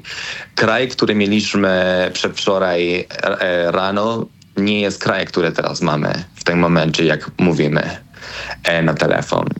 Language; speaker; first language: Polish; non-native, learner; Spanish